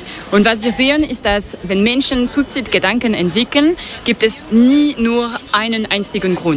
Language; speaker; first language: German; non-native, local second language; French